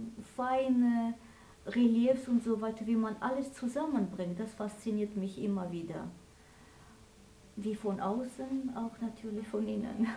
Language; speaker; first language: German; non-native, fluent; Armenian